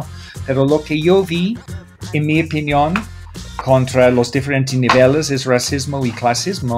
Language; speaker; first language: Spanish; non-native, fluent; English